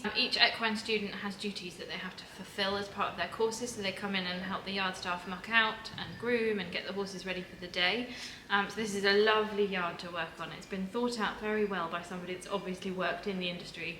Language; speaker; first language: English; native; English